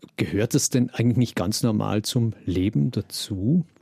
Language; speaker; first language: German; native; German